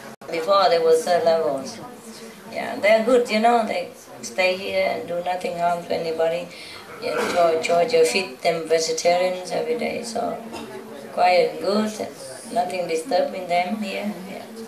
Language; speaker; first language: English; non-native, fluent; Vietnamese